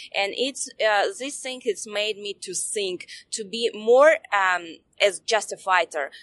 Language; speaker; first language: English; non-native, fluent; Russian